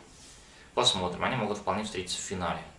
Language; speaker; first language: Russian; native; Russian